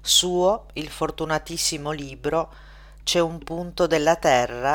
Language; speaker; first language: Italian; native; Italian